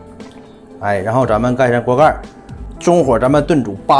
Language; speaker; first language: Chinese; native; Chinese